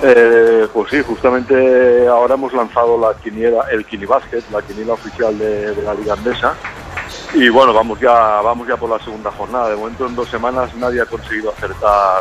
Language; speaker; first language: Spanish; native; Spanish